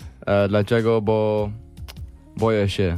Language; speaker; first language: Polish; non-native, learner; English